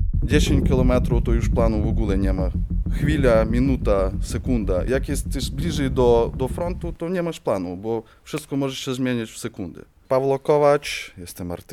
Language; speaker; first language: Polish; non-native, fluent; Ukrainian